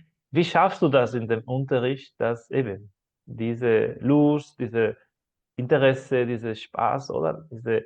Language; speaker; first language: German; non-native, fluent; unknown